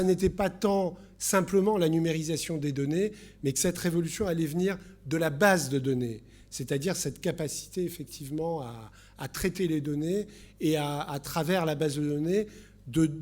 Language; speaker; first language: French; native; French